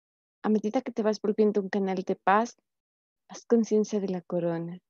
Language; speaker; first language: Spanish; native; Spanish